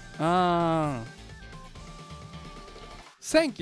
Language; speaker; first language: English; non-native, learner; Japanese